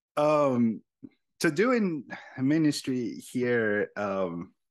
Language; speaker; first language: English; non-native, fluent; Spanish